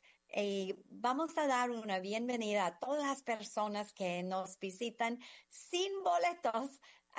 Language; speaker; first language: Spanish; non-native, fluent; English